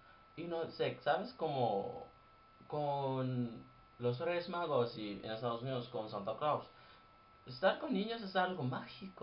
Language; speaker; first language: Spanish; non-native, fluent; English